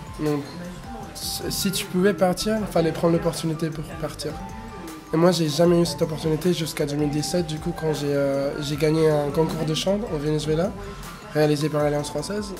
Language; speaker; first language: French; non-native, fluent; Spanish